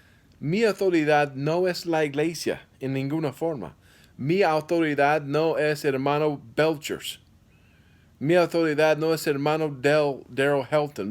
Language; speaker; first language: Spanish; non-native, fluent; English